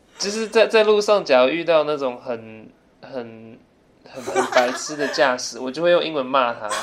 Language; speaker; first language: Chinese; early bilingual, other home language; English